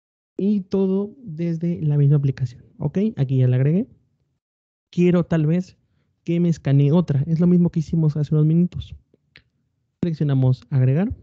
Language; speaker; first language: Spanish; native; Spanish